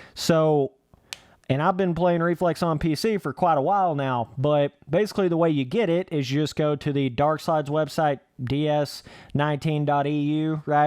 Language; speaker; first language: English; native; English